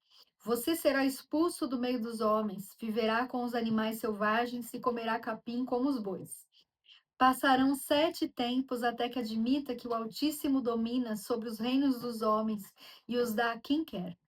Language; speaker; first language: Portuguese; native; Portuguese